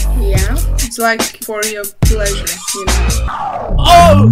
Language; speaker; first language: English; non-native, learner; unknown